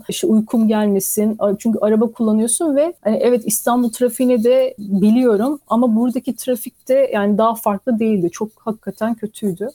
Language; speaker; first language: Turkish; native; Turkish